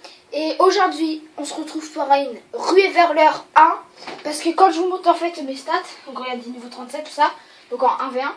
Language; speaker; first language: French; native; French